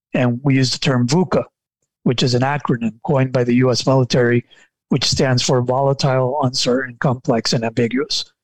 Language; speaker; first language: English; non-native, fluent; Spanish